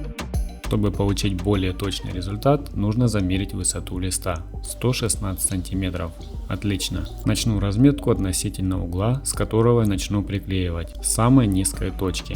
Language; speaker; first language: Russian; native; Russian